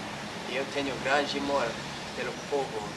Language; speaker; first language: Portuguese; non-native, learner; English